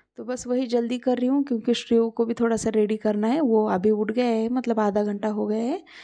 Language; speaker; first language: Hindi; non-native, local second language; Marathi